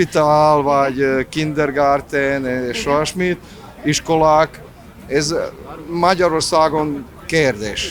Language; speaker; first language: Hungarian; non-native, learner; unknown